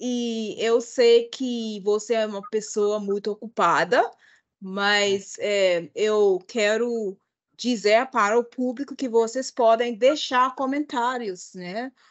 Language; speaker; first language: Portuguese; non-native, fluent; English